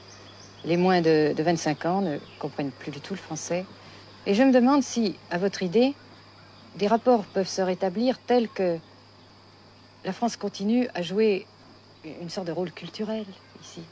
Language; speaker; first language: French; native; French